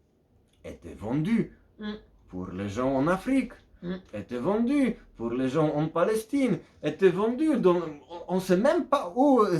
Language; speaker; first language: French; non-native, fluent; Polish